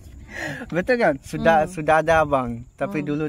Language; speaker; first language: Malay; non-native, learner; Bangla